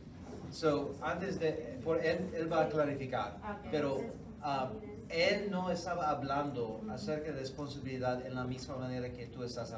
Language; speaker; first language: Spanish; non-native, fluent; English